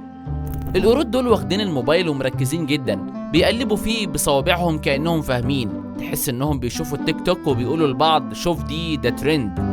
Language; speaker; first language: Arabic; native; Arabic